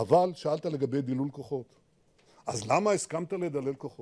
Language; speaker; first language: Hebrew; early bilingual, heritage; Hebrew